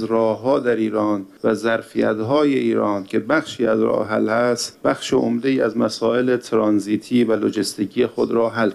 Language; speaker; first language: Persian; native; Persian